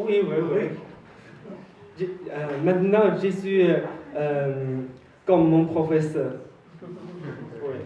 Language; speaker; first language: French; non-native, learner; Chinese